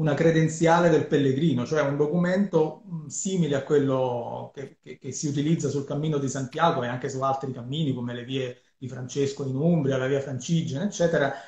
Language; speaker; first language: Italian; native; Italian